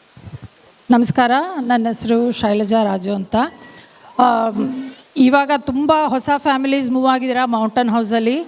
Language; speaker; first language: Kannada; non-native, local second language; Telugu